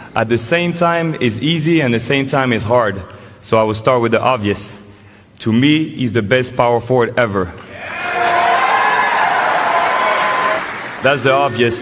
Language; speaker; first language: English; non-native, fluent; French